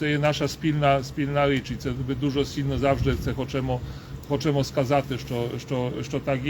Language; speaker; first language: Ukrainian; non-native, learner; Polish